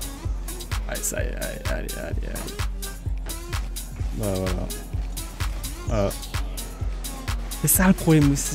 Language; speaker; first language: French; native; French